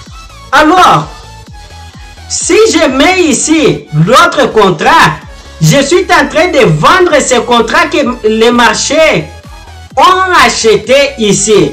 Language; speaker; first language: French; non-native, learner; Portuguese